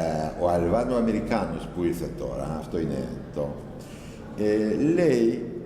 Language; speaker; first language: Greek; non-native, learner; Albanian